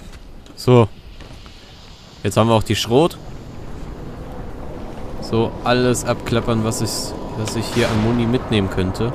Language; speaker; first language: German; native; German